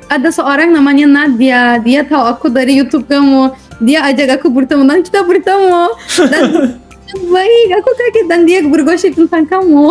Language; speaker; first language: Indonesian; non-native, fluent; Turkish